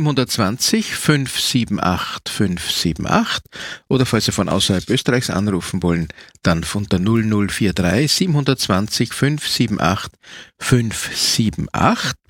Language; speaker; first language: German; native; German